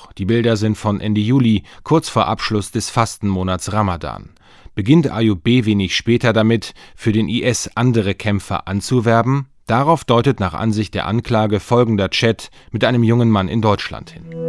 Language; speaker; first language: German; native; German